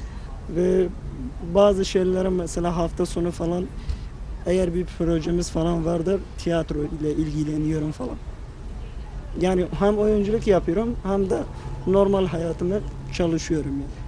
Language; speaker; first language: Turkish; non-native, fluent; Arabic